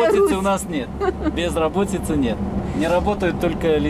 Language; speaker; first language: Russian; native; Russian